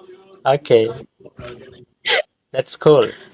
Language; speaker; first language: English; non-native, fluent; Bangla